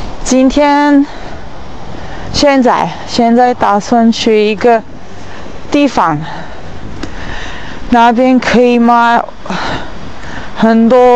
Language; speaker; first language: Chinese; non-native, fluent; Armenian